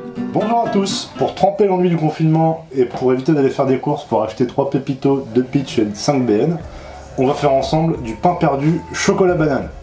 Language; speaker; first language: French; native; French